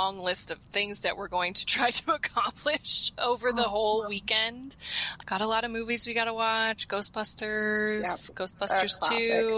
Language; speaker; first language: English; native; English